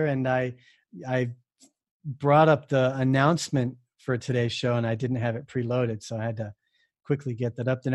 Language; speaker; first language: English; native; English